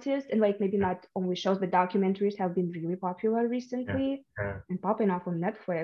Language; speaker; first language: English; non-native, fluent; Russian